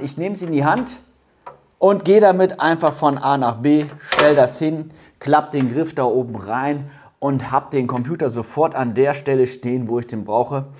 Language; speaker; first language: German; native; German